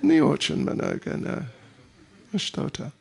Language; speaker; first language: Russian; non-native, learner; English